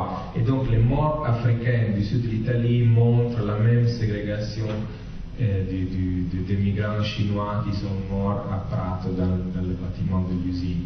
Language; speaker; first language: French; non-native, fluent; Italian